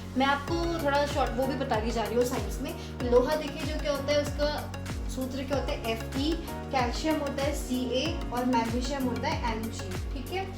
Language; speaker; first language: Hindi; native; Hindi